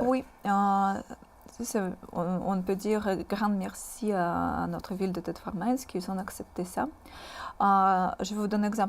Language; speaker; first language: French; non-native, fluent; Russian